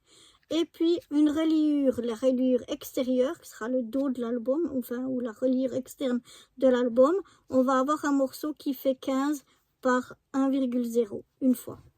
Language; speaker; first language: French; native; French